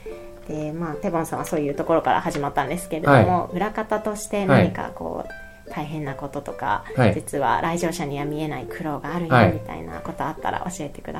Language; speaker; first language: Japanese; native; Japanese